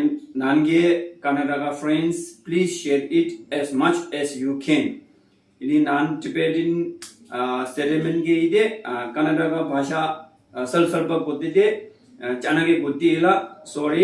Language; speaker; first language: Kannada; non-native, learner; Tibetan